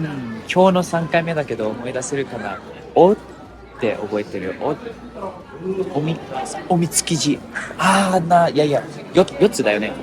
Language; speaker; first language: Japanese; non-native, fluent; English